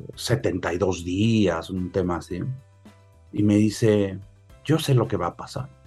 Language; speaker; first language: Spanish; native; Spanish